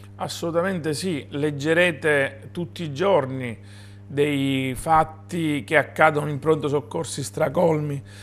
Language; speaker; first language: Italian; native; Italian